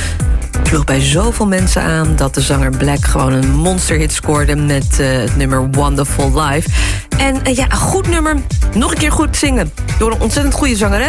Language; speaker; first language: Dutch; native; Dutch